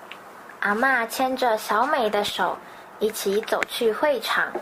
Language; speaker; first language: Chinese; native; Chinese